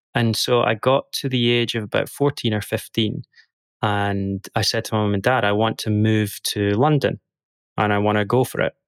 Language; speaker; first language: English; native; English